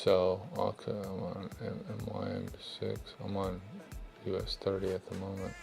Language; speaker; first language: English; native; English